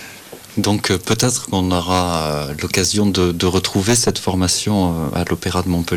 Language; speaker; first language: French; native; French